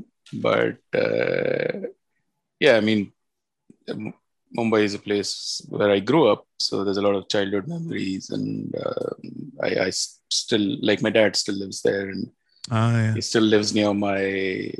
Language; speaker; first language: English; non-native, local second language; Marathi